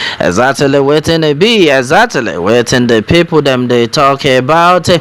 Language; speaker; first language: Nigerian Pidgin; non-native, local second language; Yoruba